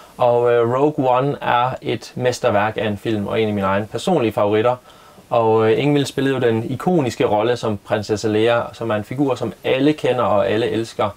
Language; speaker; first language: Danish; native; Danish